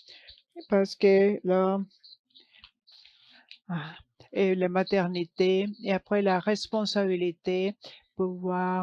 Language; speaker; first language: French; non-native, learner; English